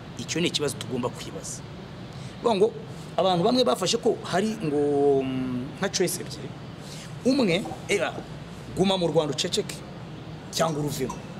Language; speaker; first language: Kinyarwanda; native; Kinyarwanda